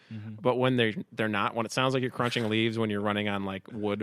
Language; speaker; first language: English; native; English